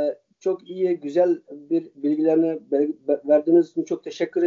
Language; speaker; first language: Turkish; early bilingual, heritage; Uyghur